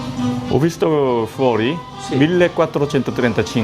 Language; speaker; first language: Italian; non-native, learner; Korean